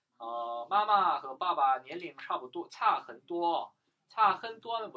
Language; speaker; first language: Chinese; non-native, fluent; Korean